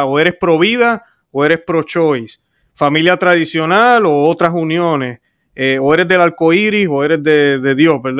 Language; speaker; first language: Spanish; native; Spanish